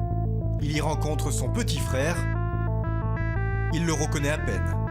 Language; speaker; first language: French; native; French